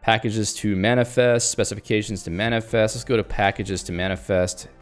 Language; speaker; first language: English; native; English